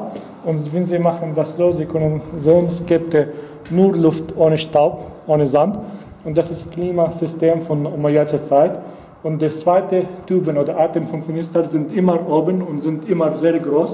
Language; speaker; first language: German; non-native, fluent; Arabic